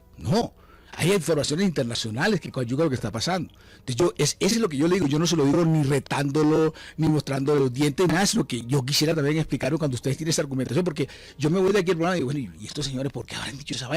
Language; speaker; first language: Spanish; native; Spanish